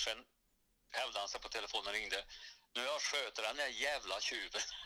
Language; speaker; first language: Swedish; native; Swedish